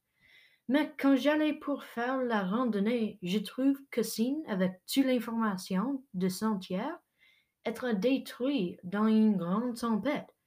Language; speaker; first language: French; non-native, learner; English